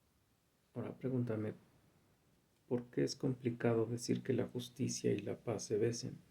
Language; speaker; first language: Spanish; native; Spanish